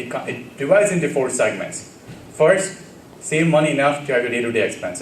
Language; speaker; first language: English; early bilingual, other home language; Gujarati